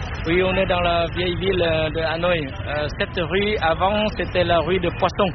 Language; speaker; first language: French; non-native, fluent; Vietnamese